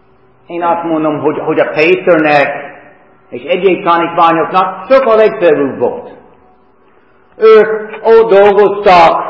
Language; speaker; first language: Hungarian; non-native, fluent; English